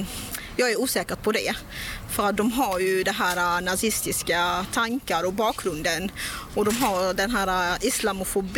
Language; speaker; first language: Swedish; non-native, fluent; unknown